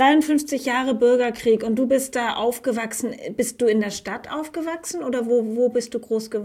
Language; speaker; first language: German; native; German